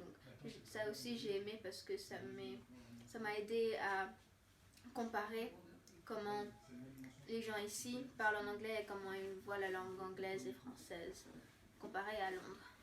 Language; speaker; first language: French; non-native, fluent; English